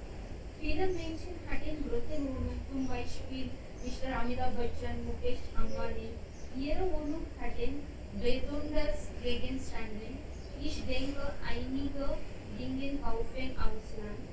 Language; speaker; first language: German; non-native, learner; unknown